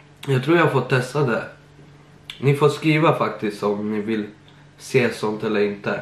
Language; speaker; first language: Swedish; early bilingual, other home language; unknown